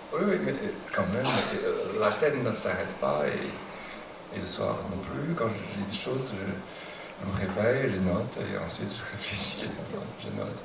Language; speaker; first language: French; non-native, fluent; Chinese